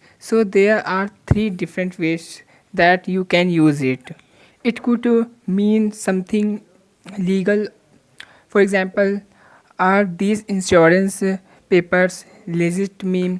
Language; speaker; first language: English; non-native, local second language; Hindi